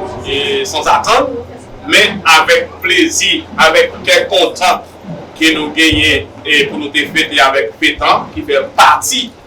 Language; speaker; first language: French; non-native, learner; Haitian Creole